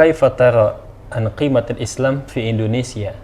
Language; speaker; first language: Arabic; non-native, learner; Indonesian